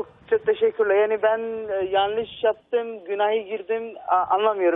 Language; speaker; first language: Turkish; non-native, learner; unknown